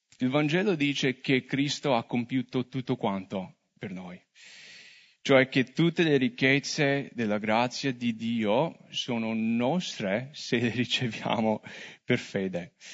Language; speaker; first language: Italian; non-native, fluent; English